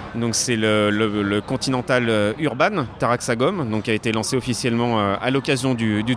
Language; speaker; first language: French; native; French